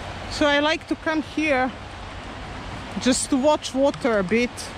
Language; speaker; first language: English; non-native, learner; Serbian